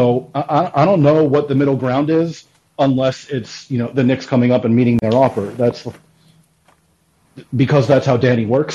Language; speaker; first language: English; native; English